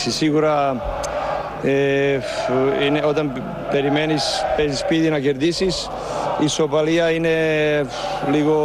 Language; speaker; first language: Greek; non-native, fluent; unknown